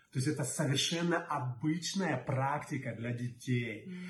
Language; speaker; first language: Russian; native; Russian